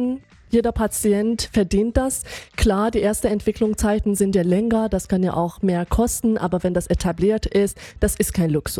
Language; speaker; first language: German; non-native, fluent; Persian